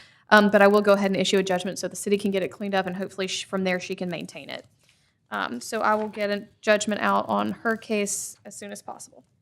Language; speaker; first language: English; native; English